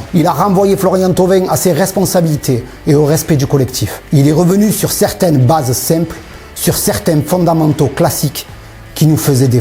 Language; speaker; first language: French; native; French